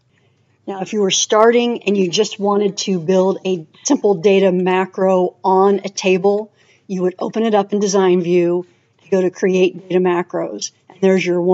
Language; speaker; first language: English; native; English